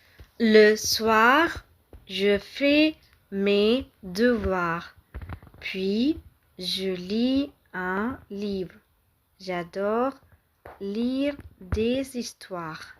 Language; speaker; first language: French; non-native, fluent; Tamil